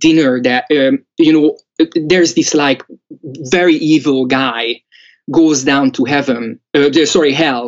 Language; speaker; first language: English; non-native, fluent; Hungarian